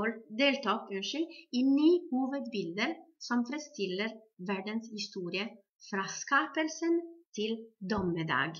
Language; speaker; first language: Norwegian; non-native, fluent; Italian